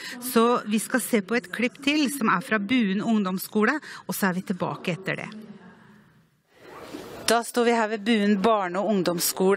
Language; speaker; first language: Norwegian; native; Norwegian